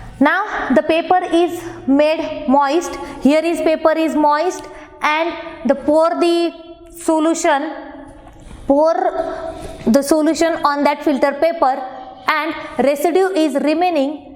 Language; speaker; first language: English; non-native, local second language; Marathi